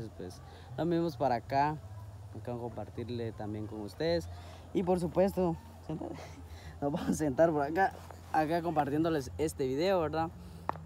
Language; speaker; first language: Spanish; native; Spanish